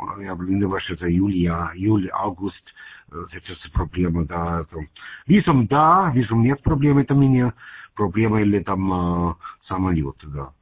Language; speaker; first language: Russian; non-native, learner; German